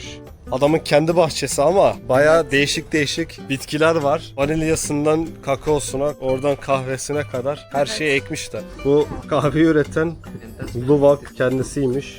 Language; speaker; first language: Turkish; native; Turkish